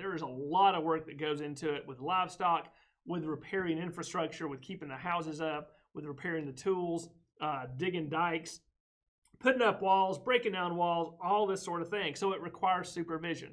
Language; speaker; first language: English; native; English